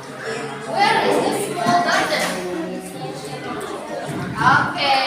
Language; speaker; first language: English; non-native, learner; Indonesian